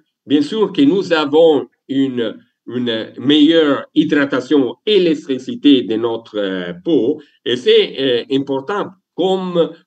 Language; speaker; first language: French; non-native, learner; Italian